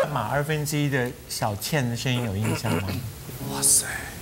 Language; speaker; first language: Chinese; native; Chinese